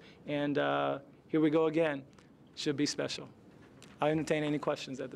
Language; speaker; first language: English; native; English